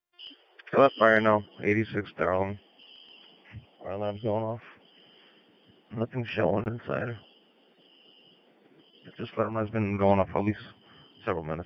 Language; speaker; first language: English; native; English